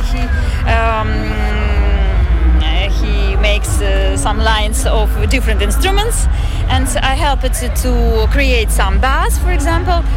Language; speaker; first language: English; non-native, fluent; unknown